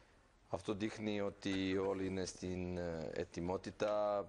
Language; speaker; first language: Greek; non-native, fluent; Serbian